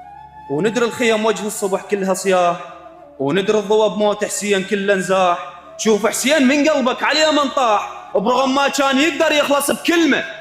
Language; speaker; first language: Arabic; native; Arabic